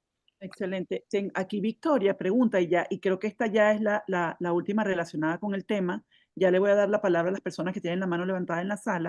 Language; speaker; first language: Spanish; native; Spanish